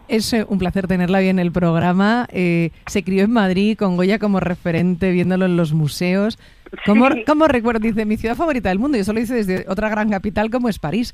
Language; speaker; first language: Spanish; native; Spanish